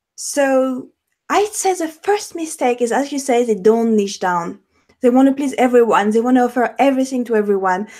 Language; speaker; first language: English; non-native, fluent; French